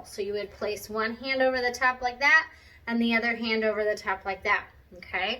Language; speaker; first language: English; native; English